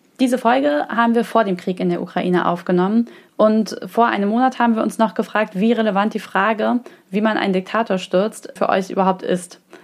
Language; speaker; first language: German; native; German